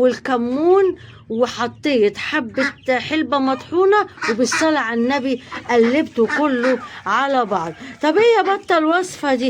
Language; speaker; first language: Arabic; native; Arabic